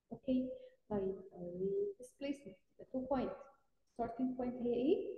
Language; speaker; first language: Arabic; native; Arabic